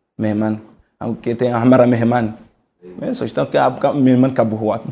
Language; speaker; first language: Urdu; non-native, learner; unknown